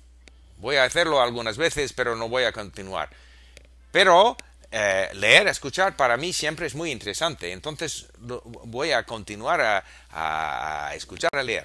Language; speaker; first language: Spanish; non-native, fluent; English